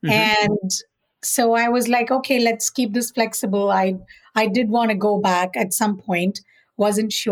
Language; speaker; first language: English; non-native, local second language; Tamil